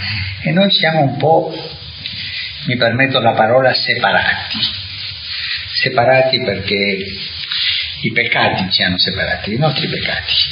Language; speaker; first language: Italian; non-native, fluent; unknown